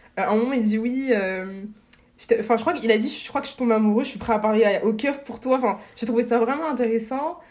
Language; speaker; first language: French; native; French